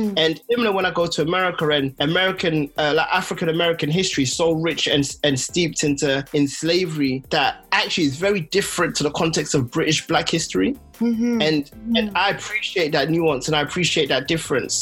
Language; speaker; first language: English; native; English